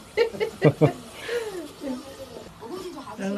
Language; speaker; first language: Chinese; native; Chinese